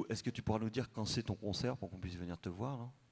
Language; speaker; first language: French; native; French